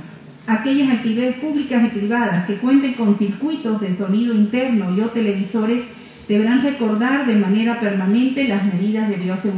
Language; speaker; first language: Spanish; native; Spanish